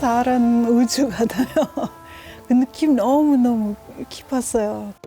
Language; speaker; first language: Korean; non-native, learner; English